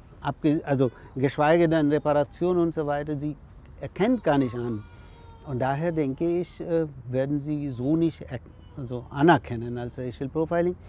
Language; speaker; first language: German; non-native, fluent; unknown